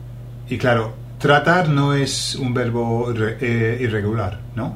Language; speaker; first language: Spanish; non-native, fluent; English